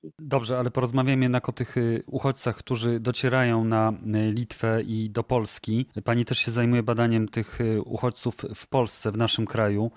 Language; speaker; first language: Polish; native; Polish